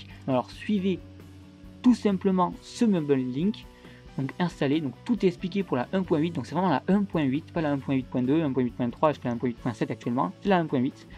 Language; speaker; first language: French; native; French